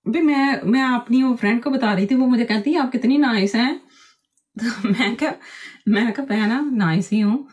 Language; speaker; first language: Urdu; non-native, local second language; Punjabi